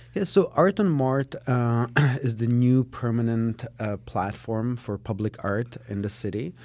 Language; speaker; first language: English; non-native, fluent; Czech